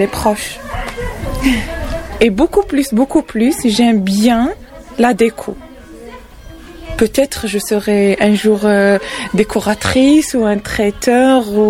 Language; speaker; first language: French; non-native, local second language; Arabic